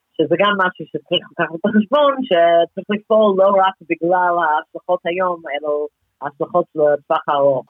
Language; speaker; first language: Hebrew; non-native, fluent; English